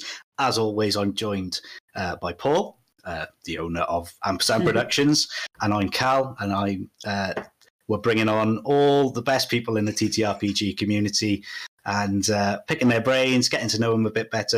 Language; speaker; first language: English; native; English